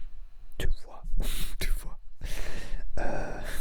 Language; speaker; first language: French; non-native, learner; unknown